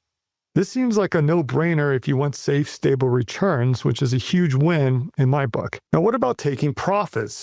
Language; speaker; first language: English; native; English